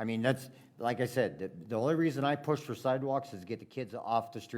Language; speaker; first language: English; native; English